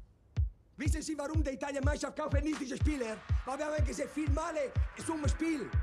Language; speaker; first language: German; non-native, learner; Italian